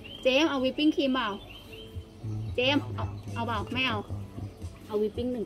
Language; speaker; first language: English; non-native, learner; Thai